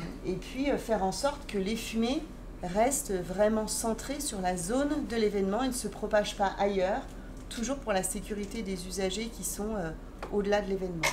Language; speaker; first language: French; native; French